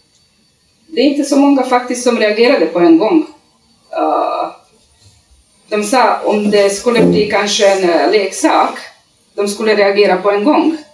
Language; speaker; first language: Swedish; non-native, learner; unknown